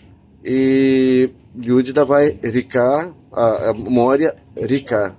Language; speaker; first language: Russian; non-native, learner; Portuguese